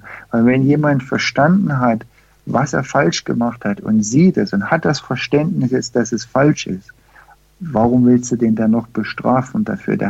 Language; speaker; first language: German; early bilingual, heritage; German